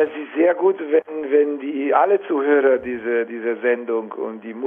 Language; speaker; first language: German; non-native, fluent; Italian